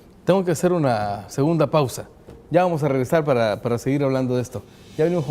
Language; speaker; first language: Spanish; native; Spanish